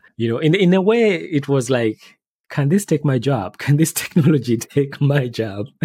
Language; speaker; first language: English; non-native, local second language; Ganda